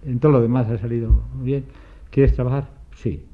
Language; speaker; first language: Spanish; non-native, local second language; Basque